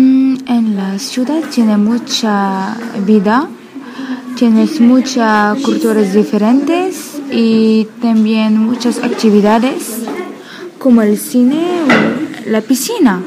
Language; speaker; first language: Spanish; non-native, learner; French